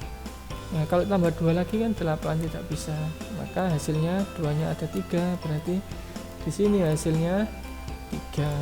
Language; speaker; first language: Indonesian; native; Indonesian